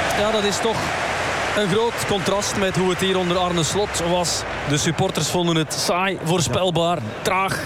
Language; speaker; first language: Dutch; native; Dutch